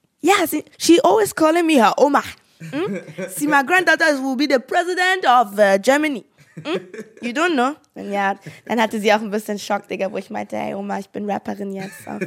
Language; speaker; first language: German; native; German